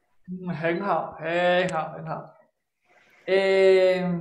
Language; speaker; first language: Chinese; non-native, fluent; Spanish